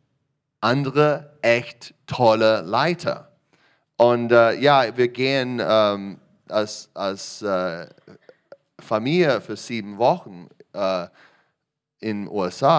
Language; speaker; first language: German; non-native, learner; English